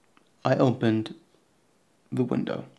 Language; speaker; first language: English; native; English